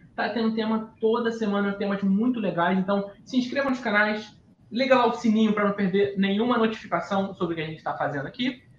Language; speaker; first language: Portuguese; native; Portuguese